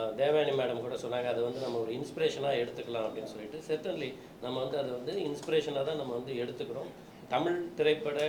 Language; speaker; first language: Tamil; native; Tamil